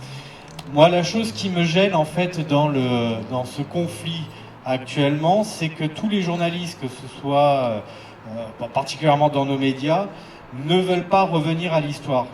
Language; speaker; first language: French; native; French